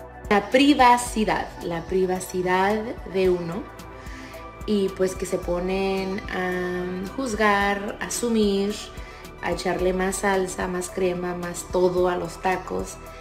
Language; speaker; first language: Spanish; early bilingual, other home language; English